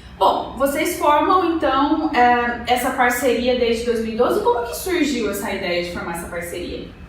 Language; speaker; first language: Portuguese; native; Portuguese